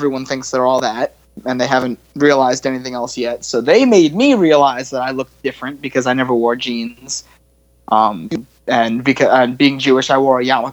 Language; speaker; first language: English; native; English